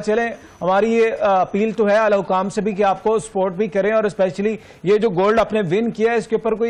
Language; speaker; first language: Urdu; native; Urdu